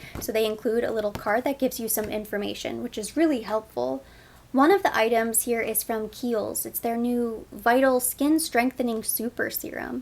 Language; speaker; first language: English; native; English